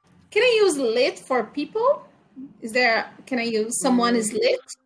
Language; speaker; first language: English; non-native, fluent; Portuguese